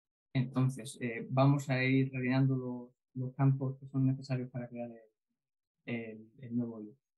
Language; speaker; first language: Spanish; native; Spanish